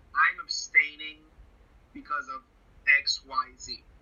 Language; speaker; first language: English; non-native, fluent; Spanish